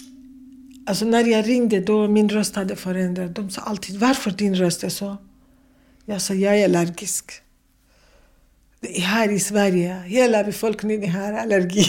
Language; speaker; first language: Swedish; non-native, fluent; Kurdish